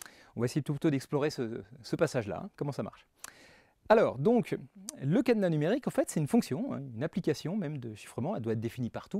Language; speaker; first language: French; native; French